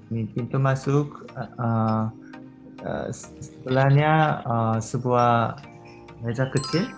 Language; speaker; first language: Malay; non-native, learner; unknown